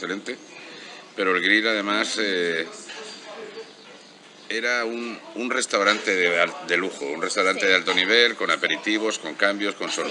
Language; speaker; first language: Spanish; native; Spanish